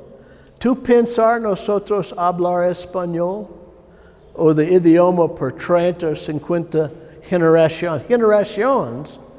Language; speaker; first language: Spanish; non-native, learner; English